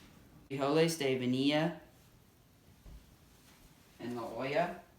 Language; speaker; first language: Spanish; non-native, learner; English